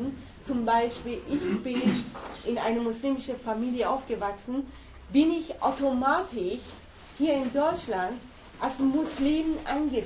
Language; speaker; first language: German; non-native, fluent; Persian